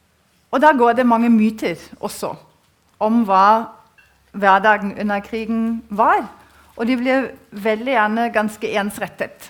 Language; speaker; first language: Norwegian; non-native, fluent; German